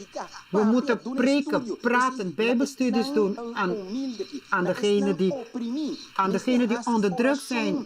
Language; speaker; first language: Dutch; non-native, local second language; Papiamento